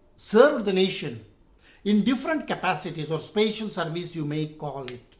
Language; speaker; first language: English; non-native, local second language; Kannada